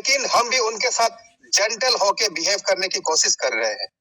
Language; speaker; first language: Hindi; native; Hindi